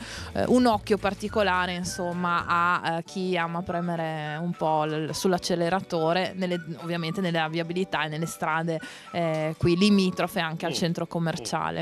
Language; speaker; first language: Italian; native; Italian